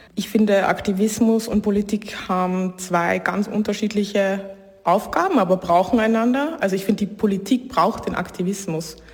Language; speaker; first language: German; native; German